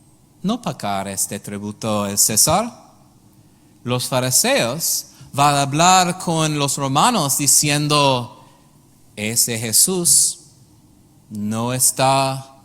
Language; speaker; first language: Spanish; non-native, learner; English